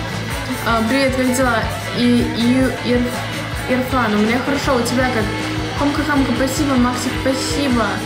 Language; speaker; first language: Russian; native; Russian